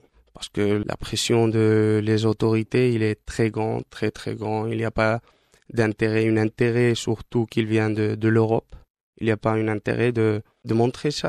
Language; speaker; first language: French; non-native, fluent; Spanish